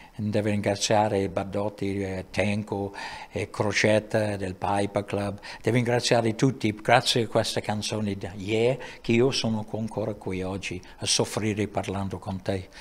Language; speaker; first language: Italian; non-native, fluent; English